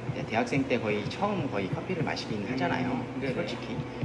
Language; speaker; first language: Korean; native; Korean